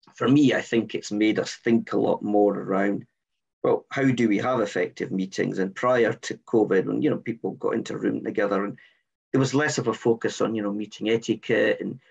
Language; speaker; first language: English; native; English